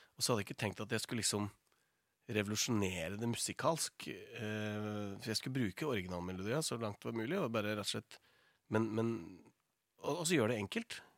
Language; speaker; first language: Norwegian; native; Norwegian